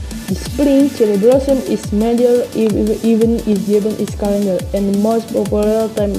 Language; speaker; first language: English; non-native, learner; Indonesian